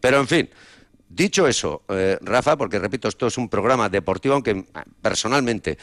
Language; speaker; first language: Spanish; native; Spanish